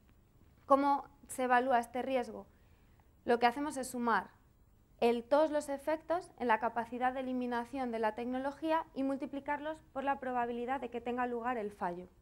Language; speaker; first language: Spanish; native; Spanish